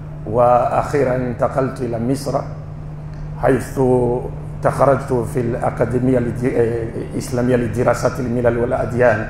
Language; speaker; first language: Arabic; non-native, fluent; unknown